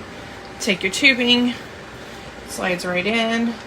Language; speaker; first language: English; native; English